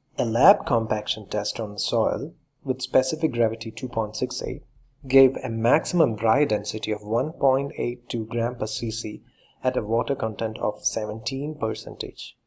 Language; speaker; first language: English; non-native, local second language; Malayalam